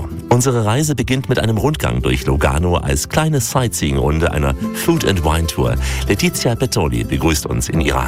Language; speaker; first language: German; native; German